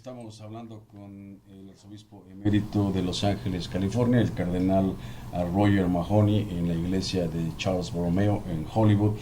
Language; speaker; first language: Spanish; native; Spanish